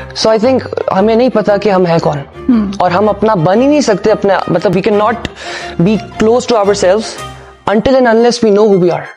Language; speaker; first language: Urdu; early bilingual, heritage; Urdu